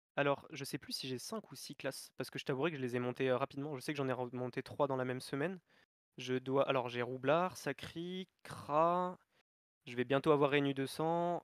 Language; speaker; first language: French; native; French